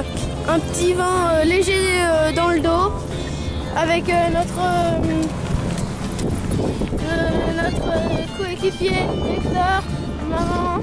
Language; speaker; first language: French; native; French